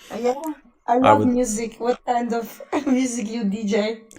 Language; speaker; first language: English; non-native, fluent; Italian